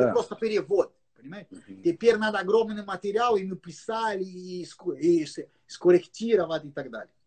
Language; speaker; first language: Russian; non-native, learner; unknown